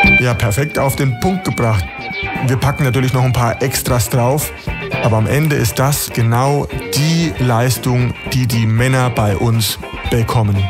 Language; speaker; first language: German; native; German